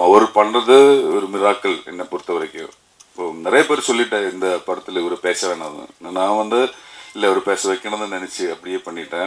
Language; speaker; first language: Tamil; non-native, learner; Malayalam